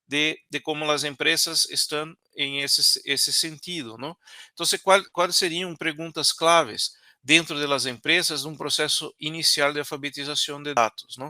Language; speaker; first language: Spanish; non-native, fluent; Portuguese